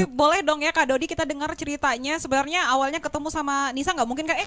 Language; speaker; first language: Indonesian; native; Indonesian